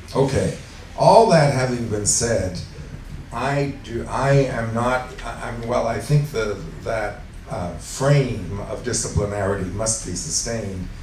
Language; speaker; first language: English; native; English